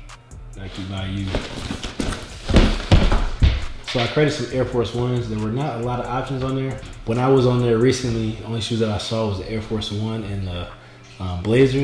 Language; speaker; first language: English; native; English